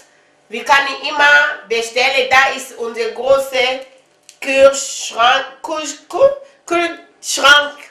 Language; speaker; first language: German; non-native, learner; Lingala